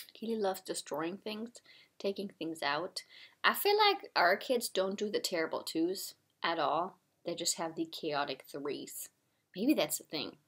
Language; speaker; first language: English; non-native, fluent; German